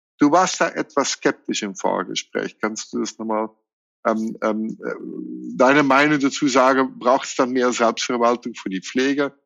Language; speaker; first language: German; non-native, fluent; Dutch